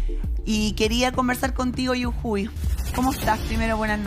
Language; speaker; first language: Spanish; native; Spanish